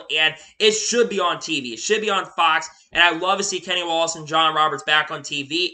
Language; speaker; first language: English; native; English